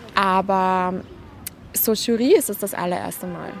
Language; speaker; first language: German; native; German